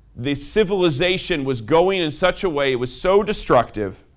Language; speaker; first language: English; native; English